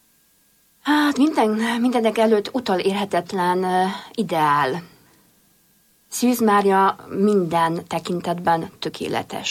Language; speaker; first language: Hungarian; non-native, fluent; Polish